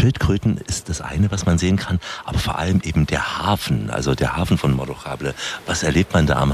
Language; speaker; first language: German; native; German